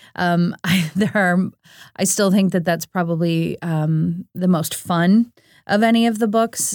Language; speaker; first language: English; native; English